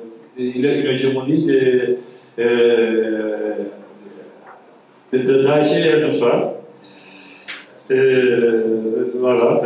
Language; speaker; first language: French; non-native, fluent; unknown